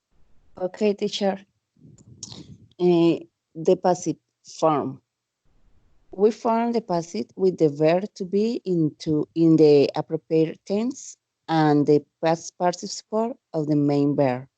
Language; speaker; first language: English; non-native, learner; Spanish